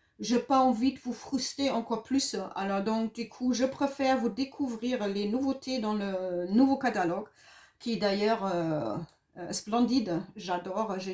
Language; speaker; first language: French; non-native, fluent; German